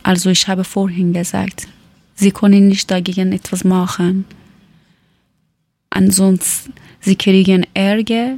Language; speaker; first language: German; non-native, learner; Persian